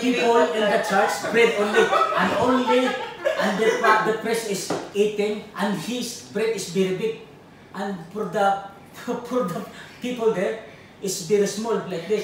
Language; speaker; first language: English; non-native, learner; Filipino